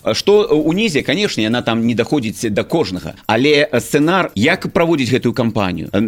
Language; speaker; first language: Belarusian; native; Belarusian